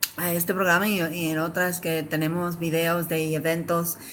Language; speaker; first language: Spanish; early bilingual, other home language; English